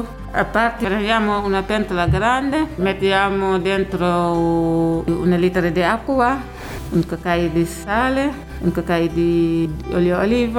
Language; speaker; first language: Italian; non-native, learner; Wolof